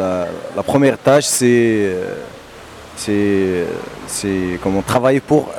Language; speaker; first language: French; non-native, local second language; Berber languages